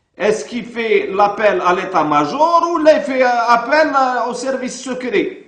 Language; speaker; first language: French; non-native, local second language; Arabic